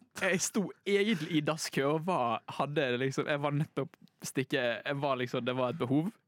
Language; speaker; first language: Norwegian; native; Norwegian